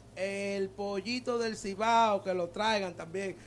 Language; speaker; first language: Spanish; early bilingual, heritage; Spanish